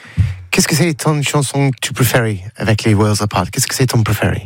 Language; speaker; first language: French; non-native, learner; English